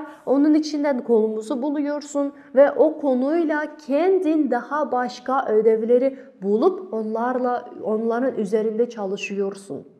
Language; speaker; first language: Turkish; non-native, fluent; Kazakh